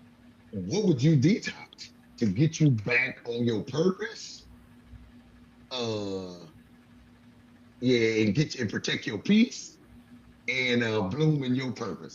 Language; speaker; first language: English; native; English